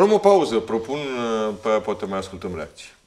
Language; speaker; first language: Romanian; native; Romanian